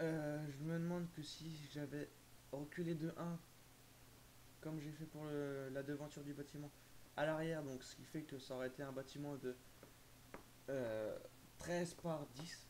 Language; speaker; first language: French; native; French